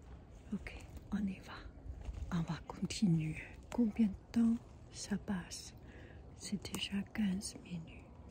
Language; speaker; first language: French; non-native, learner; Chinese